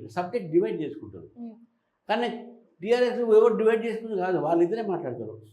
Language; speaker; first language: Telugu; native; Telugu